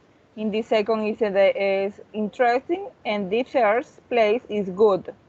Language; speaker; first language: English; non-native, learner; Spanish